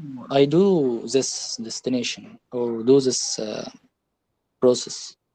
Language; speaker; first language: English; non-native, learner; Arabic